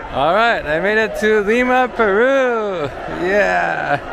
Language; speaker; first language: English; native; English